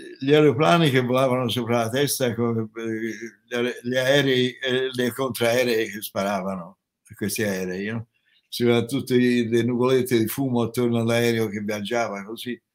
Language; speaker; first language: Italian; native; Italian